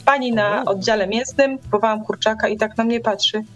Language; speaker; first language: Polish; native; Polish